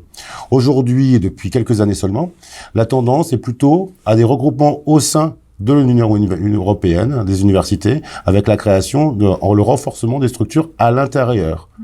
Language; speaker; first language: French; native; French